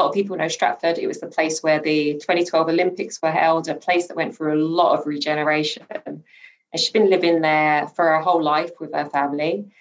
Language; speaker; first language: English; native; English